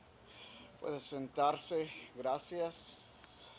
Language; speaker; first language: Spanish; native; Spanish